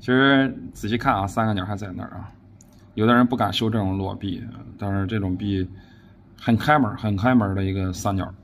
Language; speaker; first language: Chinese; native; Chinese